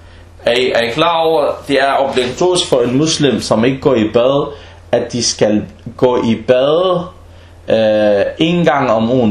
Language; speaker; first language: Danish; early bilingual, other home language; Arabic